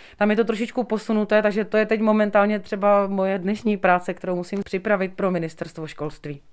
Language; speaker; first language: Czech; native; Czech